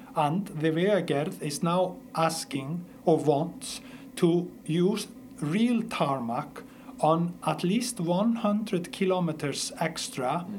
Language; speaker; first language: English; non-native, fluent; Icelandic